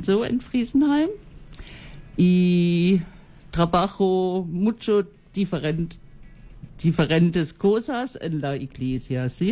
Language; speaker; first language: Spanish; non-native, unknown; German